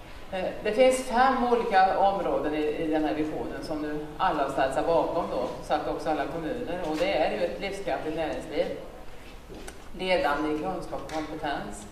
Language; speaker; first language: Swedish; native; Swedish